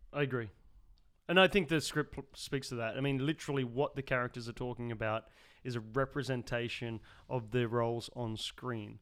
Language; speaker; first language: English; native; English